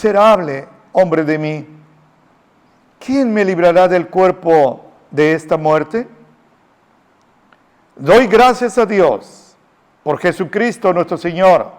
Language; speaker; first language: Spanish; native; Spanish